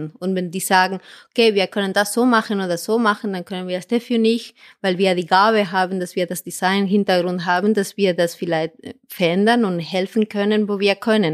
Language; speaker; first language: German; non-native, fluent; Spanish